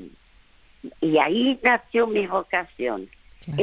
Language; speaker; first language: Spanish; early bilingual, other home language; French